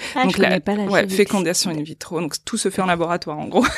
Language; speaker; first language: French; native; French